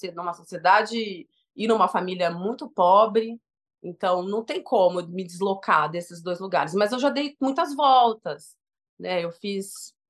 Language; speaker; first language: Portuguese; native; Portuguese